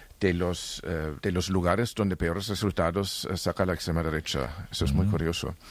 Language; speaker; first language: Spanish; non-native, fluent; German